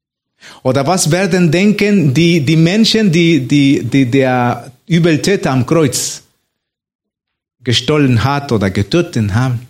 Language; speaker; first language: German; non-native, fluent; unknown